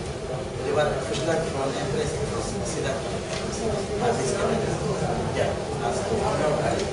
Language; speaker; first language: Swedish; non-native, learner; Arabic